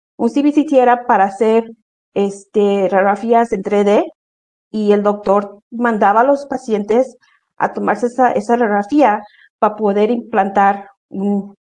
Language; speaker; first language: Spanish; early bilingual, heritage; Spanish